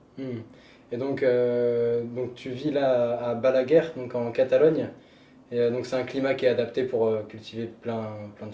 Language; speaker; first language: French; native; French